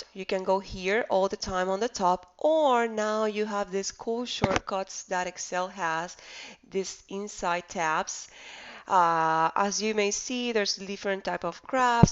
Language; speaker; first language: English; non-native, fluent; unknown